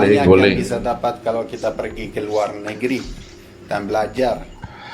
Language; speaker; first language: Indonesian; non-native, fluent; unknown